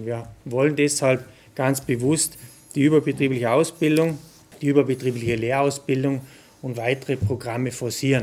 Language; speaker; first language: German; native; German